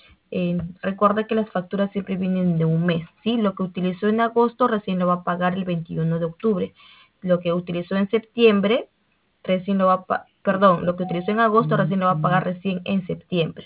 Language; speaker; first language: Spanish; native; Spanish